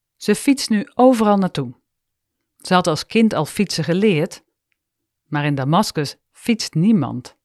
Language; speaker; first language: Dutch; native; Dutch